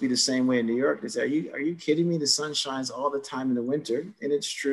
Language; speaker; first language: English; native; English